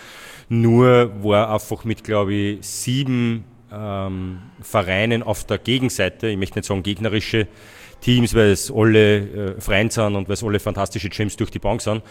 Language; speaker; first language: German; native; German